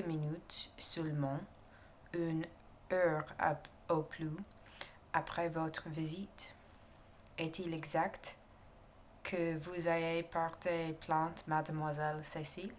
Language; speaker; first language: French; non-native, learner; English